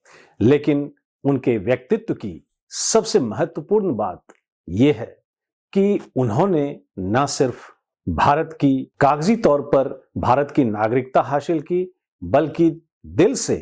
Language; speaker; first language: Hindi; native; Hindi